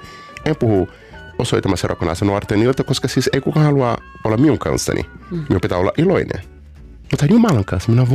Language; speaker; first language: Finnish; non-native, learner; Portuguese